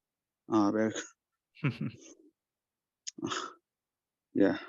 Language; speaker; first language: English; non-native, learner; Korean